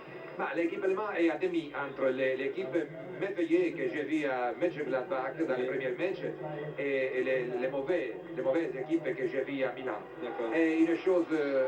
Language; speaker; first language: French; non-native, learner; Italian